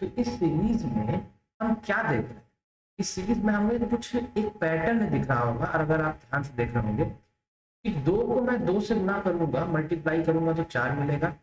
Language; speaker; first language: Hindi; native; Hindi